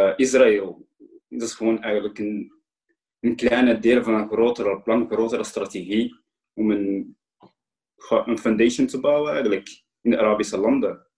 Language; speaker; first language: Dutch; early bilingual, other home language; Arabic